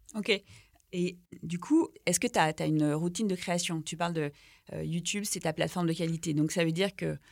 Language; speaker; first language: French; native; French